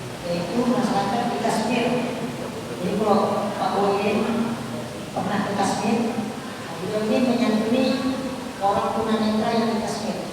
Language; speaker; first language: Indonesian; native; Indonesian